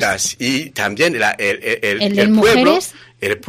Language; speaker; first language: Spanish; non-native, fluent; Rundi